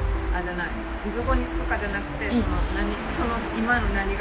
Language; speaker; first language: Japanese; native; Japanese